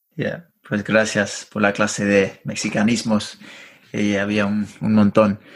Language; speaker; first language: Spanish; non-native, fluent; English